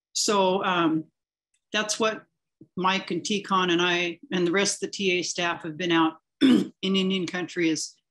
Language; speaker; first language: English; native; English